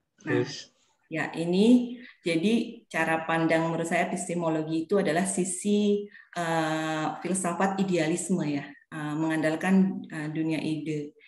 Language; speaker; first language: Indonesian; native; Indonesian